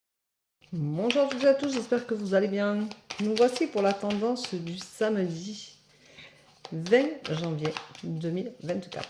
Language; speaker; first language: French; native; French